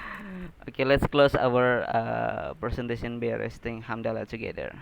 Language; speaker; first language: English; non-native, learner; Indonesian